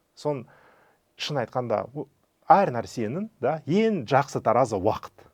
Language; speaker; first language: Kazakh; non-native, fluent; Russian